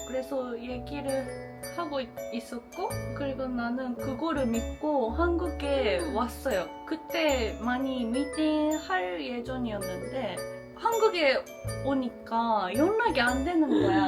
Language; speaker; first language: Korean; non-native, fluent; Japanese